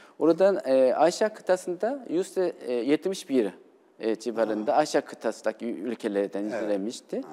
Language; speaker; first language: Turkish; non-native, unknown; Korean